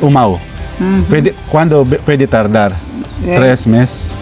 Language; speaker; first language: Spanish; non-native, learner; Filipino